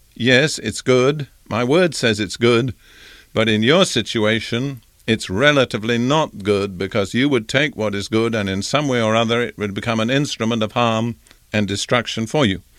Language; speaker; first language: English; native; English